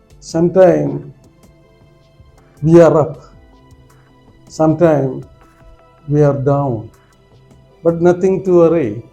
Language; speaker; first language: English; non-native, local second language; Malayalam